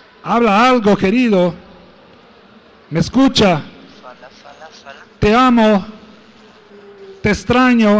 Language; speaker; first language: Spanish; non-native, learner; Portuguese